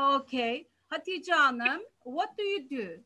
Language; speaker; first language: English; non-native, fluent; Turkish